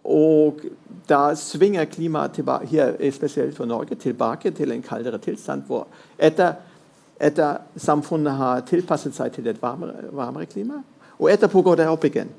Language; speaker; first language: Norwegian; non-native, fluent; German